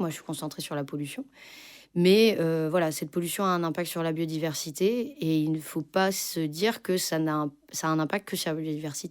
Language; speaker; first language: French; native; French